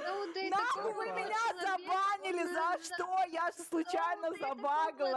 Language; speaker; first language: Russian; native; Russian